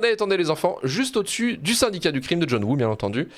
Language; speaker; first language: French; native; French